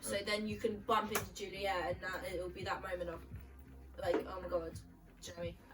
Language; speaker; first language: English; native; English